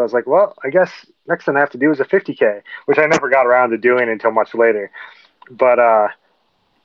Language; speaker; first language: English; native; English